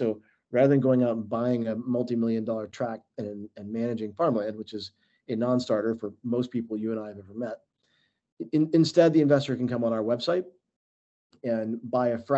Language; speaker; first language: English; native; English